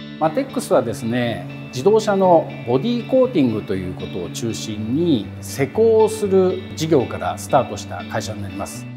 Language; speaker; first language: Japanese; native; Japanese